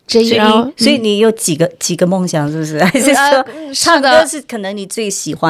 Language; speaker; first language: Chinese; early bilingual, heritage; Chinese